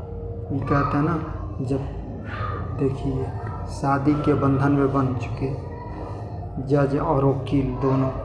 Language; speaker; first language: Hindi; native; Hindi